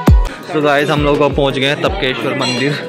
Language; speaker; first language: Hindi; native; Hindi